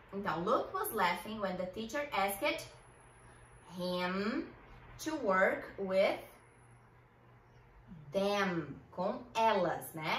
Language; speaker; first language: English; non-native, fluent; Portuguese